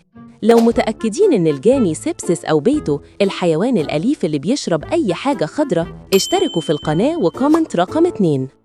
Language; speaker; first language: Arabic; native; Arabic